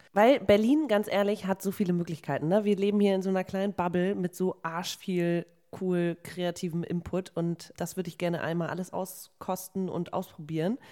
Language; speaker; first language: German; native; German